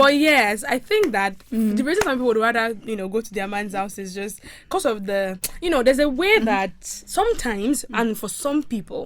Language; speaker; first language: English; non-native, local second language; Yoruba